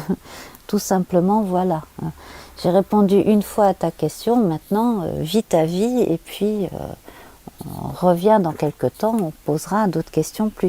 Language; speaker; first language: French; native; French